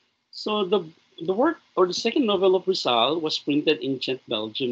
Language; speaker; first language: English; non-native, local second language; Filipino